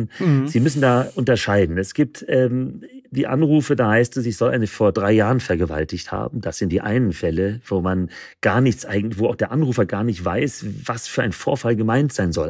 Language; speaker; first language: German; native; German